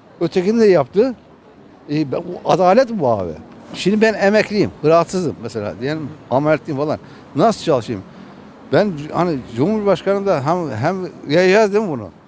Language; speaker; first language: Turkish; native; Turkish